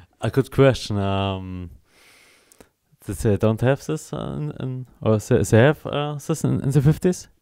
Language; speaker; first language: English; non-native, learner; German